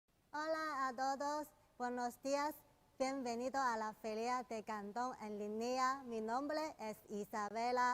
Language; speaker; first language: Spanish; non-native, learner; Chinese